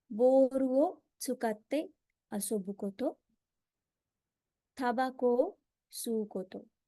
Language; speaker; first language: Japanese; non-native, fluent; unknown